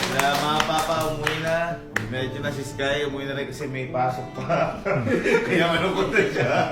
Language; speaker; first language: Filipino; native; Filipino